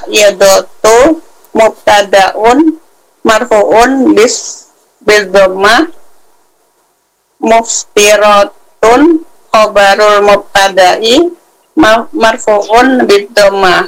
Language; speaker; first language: Arabic; non-native, learner; Indonesian